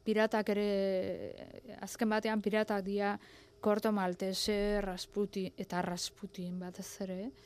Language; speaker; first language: Basque; native; Basque